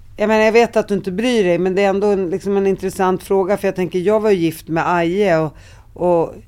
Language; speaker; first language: Swedish; early bilingual, other home language; Arabic